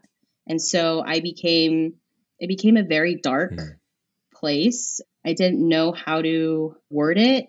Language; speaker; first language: English; native; English